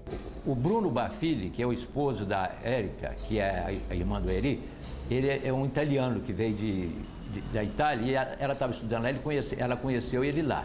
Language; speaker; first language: Portuguese; native; Portuguese